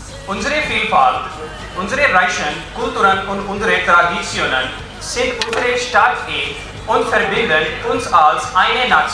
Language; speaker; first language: German; non-native, learner; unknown